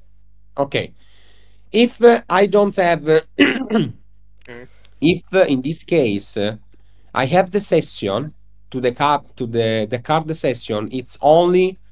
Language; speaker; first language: English; non-native, learner; Italian